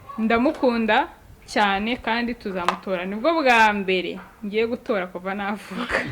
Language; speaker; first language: Kinyarwanda; native; Kinyarwanda